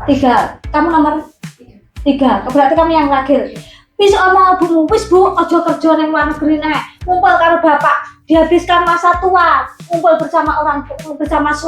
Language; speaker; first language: Indonesian; non-native, local second language; Javanese